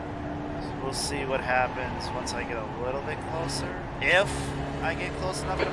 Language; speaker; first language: English; native; English